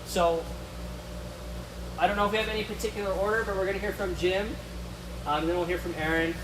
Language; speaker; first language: English; native; English